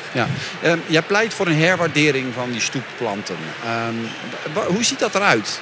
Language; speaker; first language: Dutch; native; Dutch